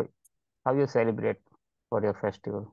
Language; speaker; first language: English; non-native, learner; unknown